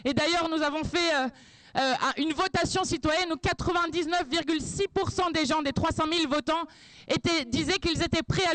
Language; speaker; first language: French; native; French